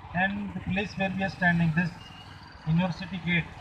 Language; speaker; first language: English; non-native, local second language; Marathi